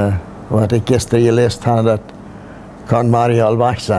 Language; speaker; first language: German; non-native, local second language; Plautdietsch